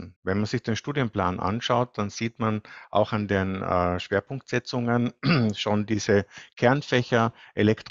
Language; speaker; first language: German; native; German